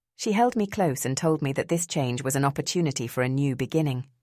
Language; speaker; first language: English; early bilingual, other home language; Spanish